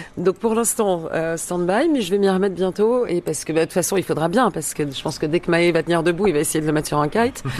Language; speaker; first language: French; native; French